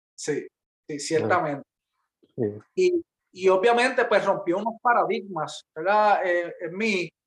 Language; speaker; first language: Spanish; native; Spanish